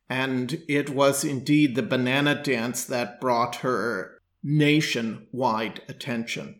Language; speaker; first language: English; native; English